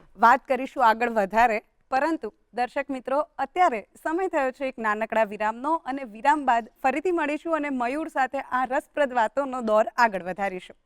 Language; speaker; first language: Gujarati; native; Gujarati